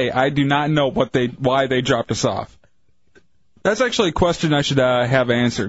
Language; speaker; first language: English; native; English